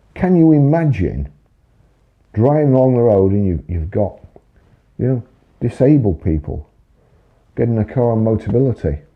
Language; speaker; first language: English; native; English